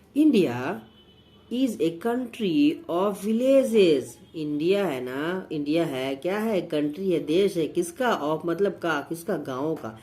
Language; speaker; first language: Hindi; native; Hindi